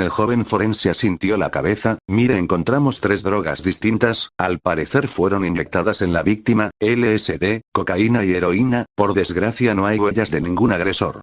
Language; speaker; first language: Spanish; native; Spanish